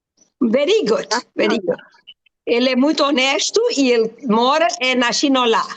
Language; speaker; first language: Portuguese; non-native, fluent; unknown